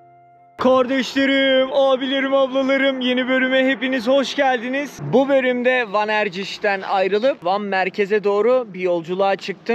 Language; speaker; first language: Turkish; native; Turkish